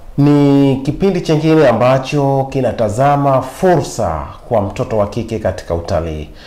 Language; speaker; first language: Swahili; native; Swahili